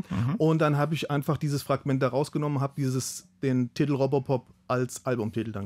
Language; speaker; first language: German; native; German